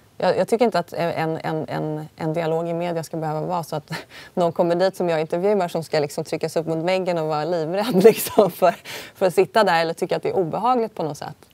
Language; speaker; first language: Swedish; early bilingual, other home language; Polish